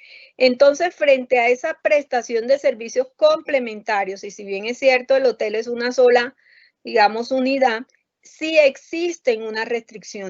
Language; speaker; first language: Spanish; native; Spanish